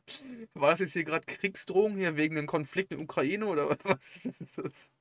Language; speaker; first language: German; native; German